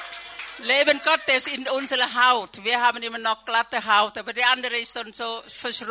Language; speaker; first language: German; non-native, learner; Thai